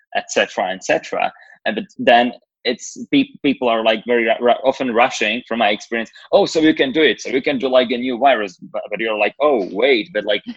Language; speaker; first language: English; non-native, fluent; Slovak